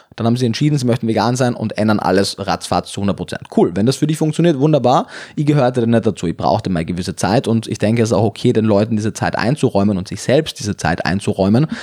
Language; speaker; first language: German; native; German